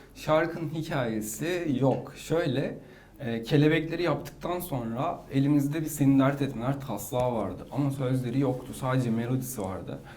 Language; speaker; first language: Turkish; native; Turkish